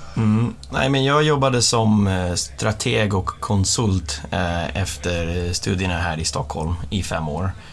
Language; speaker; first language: Swedish; non-native, fluent; English